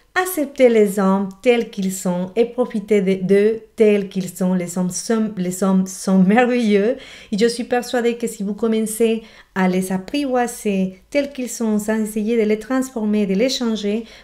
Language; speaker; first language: French; non-native, fluent; Spanish